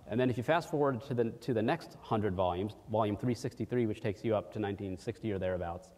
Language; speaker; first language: English; early bilingual, other home language; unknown